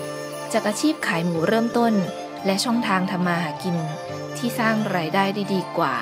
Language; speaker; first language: Thai; native; Thai